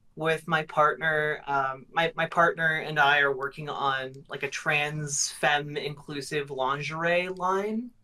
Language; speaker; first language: English; native; English